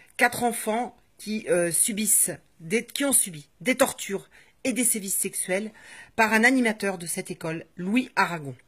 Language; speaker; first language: French; native; French